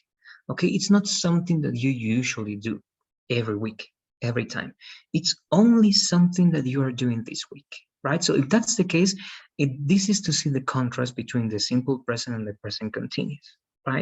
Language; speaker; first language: English; non-native, fluent; Spanish